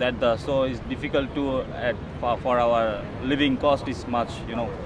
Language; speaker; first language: English; non-native, learner; Khmer